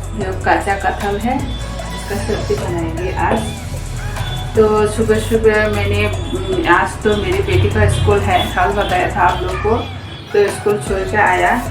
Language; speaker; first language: Hindi; non-native, local second language; Bangla